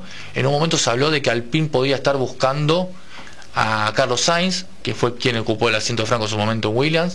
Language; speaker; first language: Spanish; native; Spanish